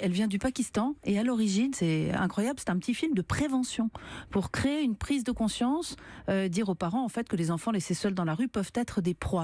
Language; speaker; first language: French; native; French